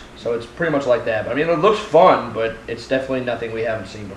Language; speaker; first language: English; native; English